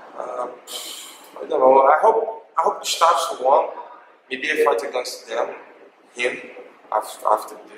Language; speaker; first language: English; non-native, learner; Portuguese